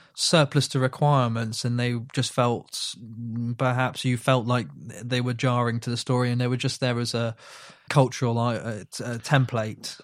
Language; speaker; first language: English; early bilingual, other home language; Morisyen